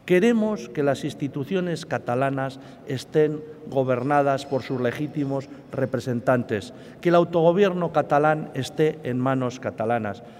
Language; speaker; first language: Spanish; native; Spanish